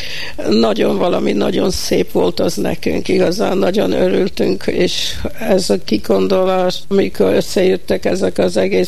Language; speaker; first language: Hungarian; early bilingual, heritage; Hungarian